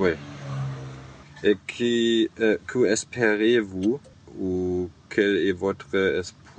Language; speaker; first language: French; non-native, learner; German